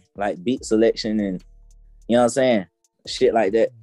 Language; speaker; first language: English; native; English